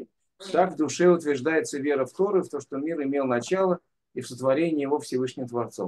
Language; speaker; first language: Russian; native; Russian